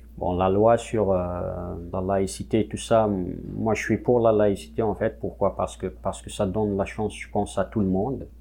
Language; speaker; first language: French; non-native, local second language; Kabyle